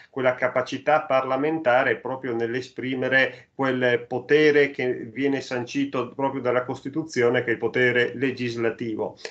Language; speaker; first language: Italian; native; Italian